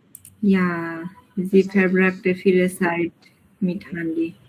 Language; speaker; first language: German; non-native, learner; Bangla